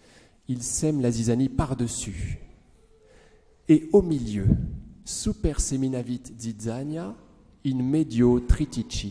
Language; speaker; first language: French; native; French